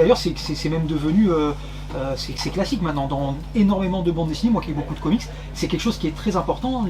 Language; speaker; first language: French; native; French